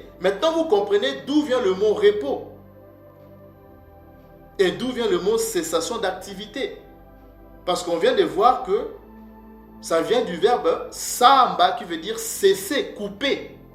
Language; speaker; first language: French; non-native, local second language; Kongo